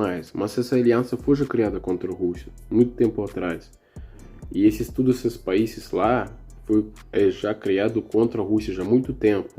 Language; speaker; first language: Portuguese; non-native, learner; Russian